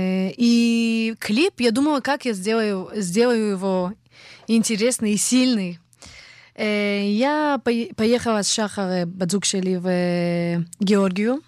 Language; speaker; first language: Russian; early bilingual, heritage; Russian